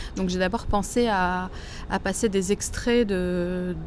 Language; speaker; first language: French; native; French